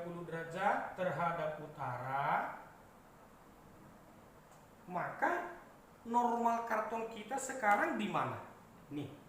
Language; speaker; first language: Indonesian; native; Indonesian